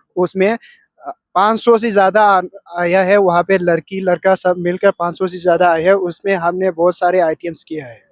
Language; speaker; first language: Hindi; non-native, local second language; Manipuri